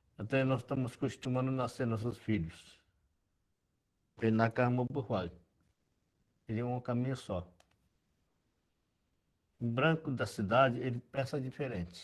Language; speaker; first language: Portuguese; non-native, local second language; Yanomámi